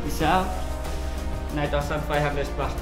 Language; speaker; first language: English; non-native, learner; Thai